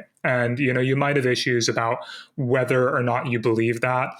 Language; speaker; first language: English; native; English